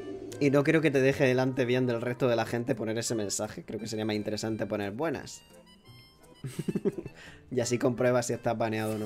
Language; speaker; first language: Spanish; native; Spanish